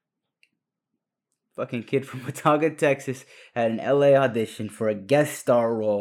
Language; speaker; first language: English; early bilingual, other home language; Spanish